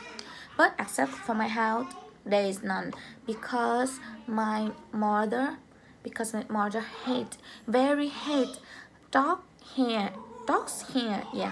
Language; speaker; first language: English; non-native, learner; Vietnamese